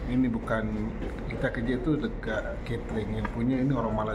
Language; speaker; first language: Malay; non-native, local second language; Sasak